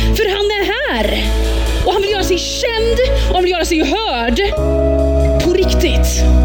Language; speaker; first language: Swedish; early bilingual, heritage; Swedish